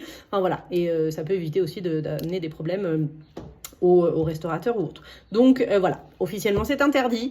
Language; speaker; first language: French; native; French